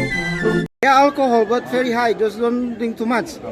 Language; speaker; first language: English; non-native, learner; Indonesian